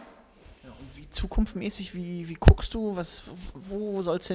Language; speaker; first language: German; native; German